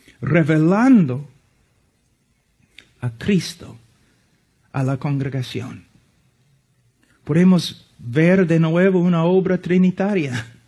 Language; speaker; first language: Spanish; non-native, fluent; English